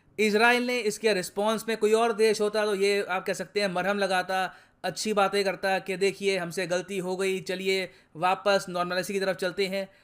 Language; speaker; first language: Hindi; native; Hindi